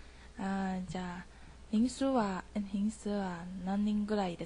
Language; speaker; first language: Japanese; non-native, learner; Chinese